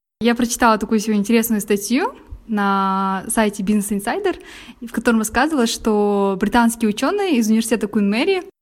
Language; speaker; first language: Russian; native; Russian